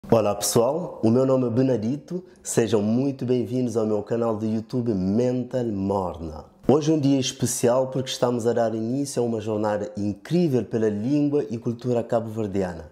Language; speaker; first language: Portuguese; non-native, local second language; Kabuverdianu